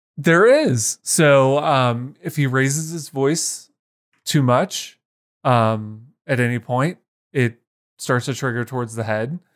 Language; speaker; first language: English; native; English